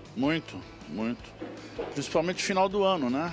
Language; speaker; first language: Portuguese; native; Portuguese